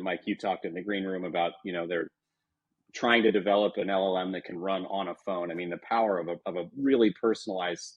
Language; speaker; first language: English; native; English